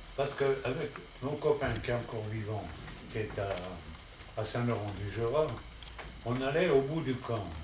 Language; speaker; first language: French; native; French